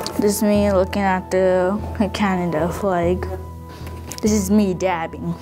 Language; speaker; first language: English; native; English